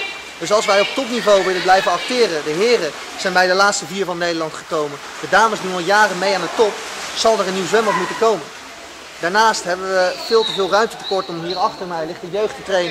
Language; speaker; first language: Dutch; native; Dutch